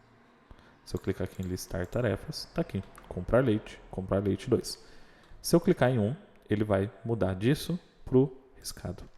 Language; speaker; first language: Portuguese; native; Portuguese